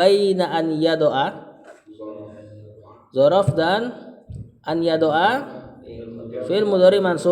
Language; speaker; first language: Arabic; non-native, fluent; Indonesian